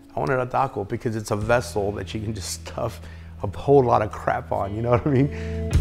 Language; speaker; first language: English; native; English